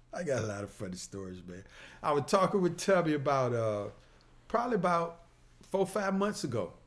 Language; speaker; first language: English; native; English